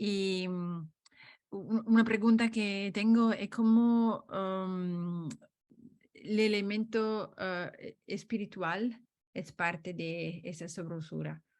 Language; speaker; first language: Spanish; non-native, fluent; Italian